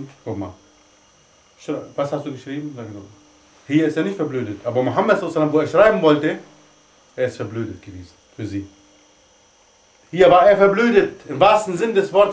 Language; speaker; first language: German; non-native, fluent; Arabic